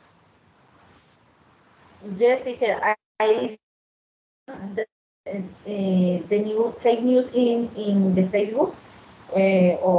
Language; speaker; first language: English; non-native, learner; Spanish